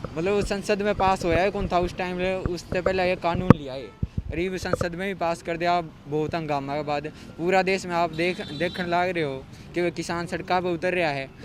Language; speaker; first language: Hindi; native; Hindi